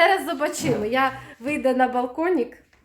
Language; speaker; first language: Polish; non-native, fluent; Ukrainian